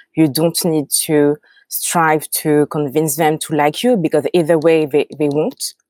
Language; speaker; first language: English; non-native, fluent; French